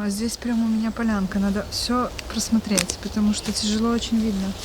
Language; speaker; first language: Russian; native; Russian